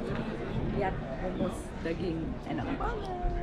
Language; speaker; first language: Indonesian; early bilingual, heritage; Indonesian